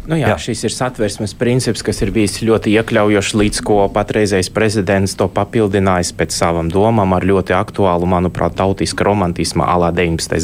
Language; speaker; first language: Latvian; non-native, local second language; Russian